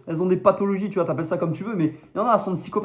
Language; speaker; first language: French; native; French